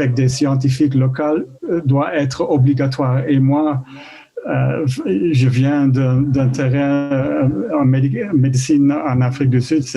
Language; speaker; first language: French; non-native, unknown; Dutch